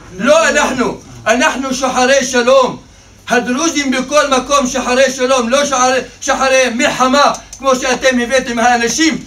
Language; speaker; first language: Hebrew; non-native, local second language; Arabic